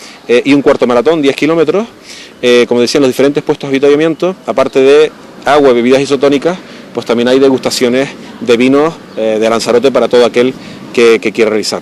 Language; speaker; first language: Spanish; native; Spanish